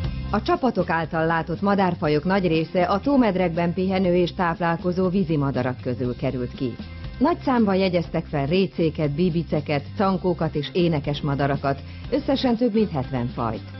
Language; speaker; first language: Hungarian; native; Hungarian